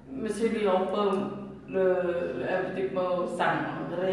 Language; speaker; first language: French; non-native, learner; Khmer